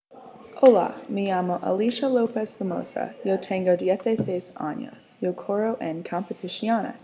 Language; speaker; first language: Spanish; non-native, learner; English